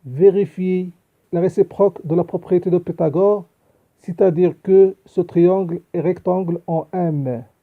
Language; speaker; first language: French; non-native, local second language; Arabic